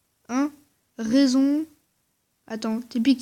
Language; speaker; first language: French; native; French